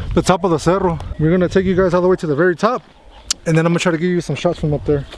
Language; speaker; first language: English; early bilingual, other home language; Spanish